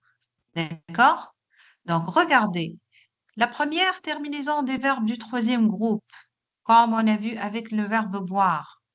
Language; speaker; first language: French; non-native, local second language; Arabic